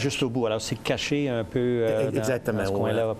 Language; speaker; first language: French; native; French